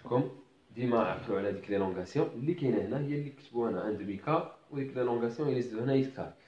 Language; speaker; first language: French; non-native, local second language; Arabic